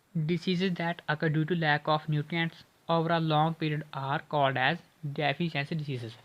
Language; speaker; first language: English; non-native, local second language; Punjabi